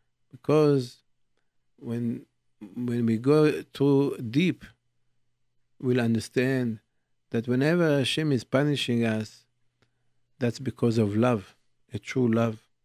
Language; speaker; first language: English; non-native, fluent; Hebrew